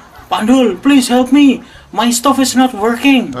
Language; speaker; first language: English; non-native, learner; Indonesian